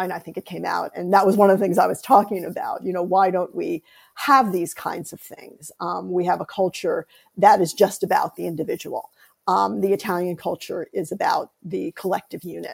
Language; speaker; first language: English; native; English